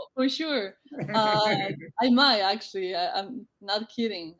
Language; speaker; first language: English; non-native, fluent; Polish